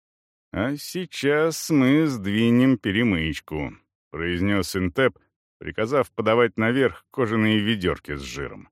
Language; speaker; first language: Russian; native; Russian